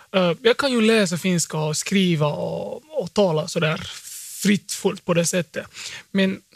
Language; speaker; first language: Swedish; early bilingual, other home language; Somali